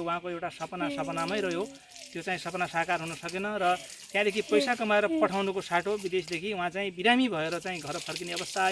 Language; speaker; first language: Nepali; native; Nepali